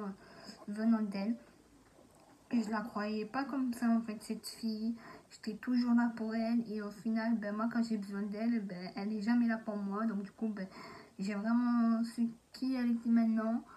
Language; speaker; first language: French; native; French